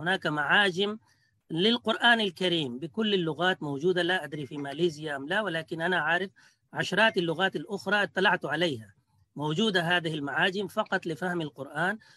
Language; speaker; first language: Arabic; non-native, fluent; Urdu